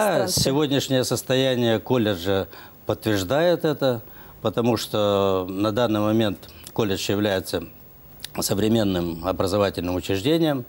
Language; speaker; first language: Russian; native; Russian